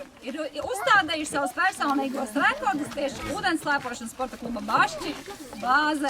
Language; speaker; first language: Latvian; native; Latvian